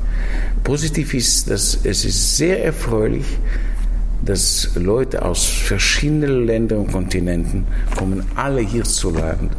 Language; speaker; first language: German; non-native, fluent; Russian